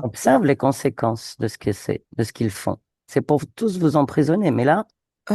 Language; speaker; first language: French; native; French